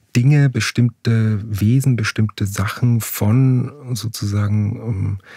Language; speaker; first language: German; native; German